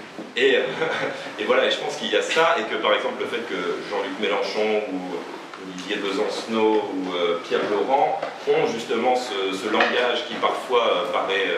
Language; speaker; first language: French; native; French